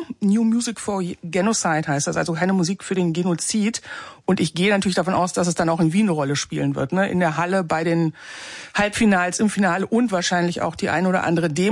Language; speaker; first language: German; native; German